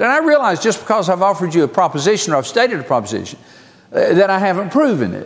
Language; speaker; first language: English; native; English